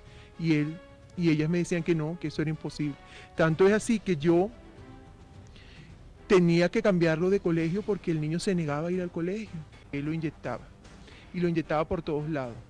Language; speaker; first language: Spanish; native; Spanish